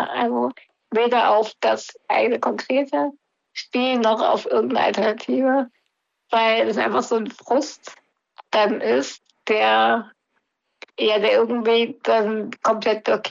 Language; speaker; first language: German; native; German